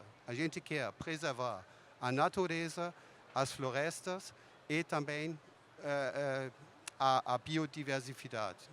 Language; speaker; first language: Portuguese; non-native, fluent; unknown